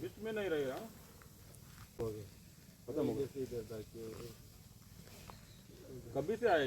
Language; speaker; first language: Hindi; non-native, local second language; Marathi